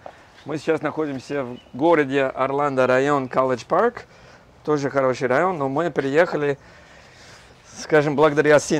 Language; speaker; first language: Russian; non-native, fluent; English